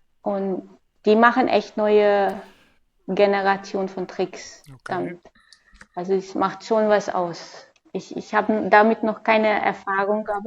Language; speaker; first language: German; non-native, fluent; Hungarian